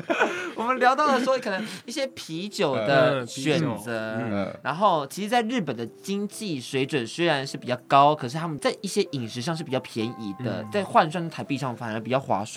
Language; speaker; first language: Chinese; native; Chinese